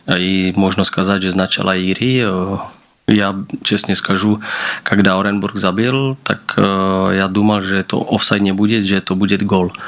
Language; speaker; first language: Russian; non-native, learner; Slovak